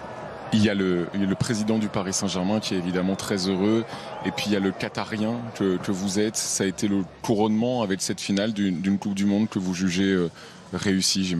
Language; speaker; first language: French; native; French